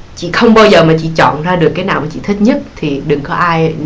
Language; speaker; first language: Vietnamese; early bilingual, heritage; Vietnamese